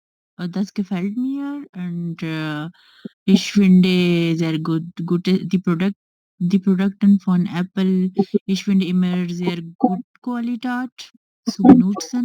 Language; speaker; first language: German; non-native, learner; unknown